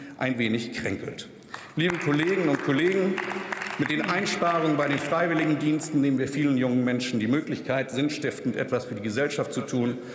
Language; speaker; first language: German; non-native, local second language; Danish